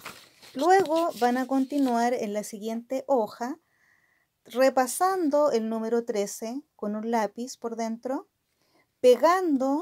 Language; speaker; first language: Spanish; native; Spanish